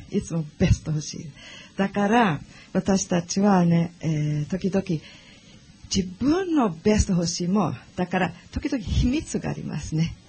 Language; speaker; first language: Japanese; non-native, learner; English